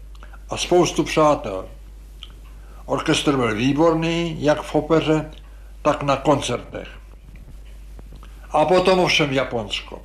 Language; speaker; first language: Czech; native; Czech